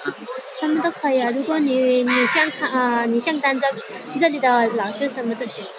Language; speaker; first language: Chinese; non-native, learner; Nepali